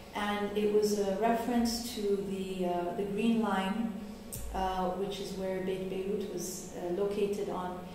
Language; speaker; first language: English; non-native, local second language; Arabic